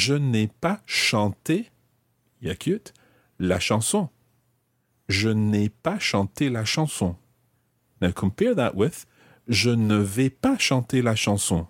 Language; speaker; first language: French; non-native, fluent; English